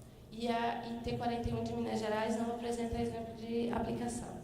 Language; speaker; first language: Portuguese; native; Portuguese